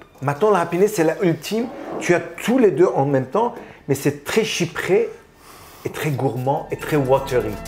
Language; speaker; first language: French; non-native, fluent; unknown